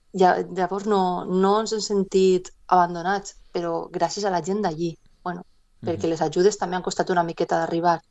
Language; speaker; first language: Catalan; non-native, local second language; Spanish